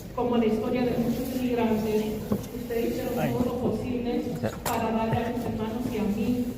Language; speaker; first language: Spanish; early bilingual, heritage; Spanish